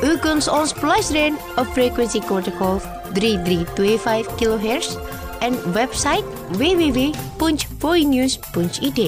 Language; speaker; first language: Dutch; non-native, fluent; Indonesian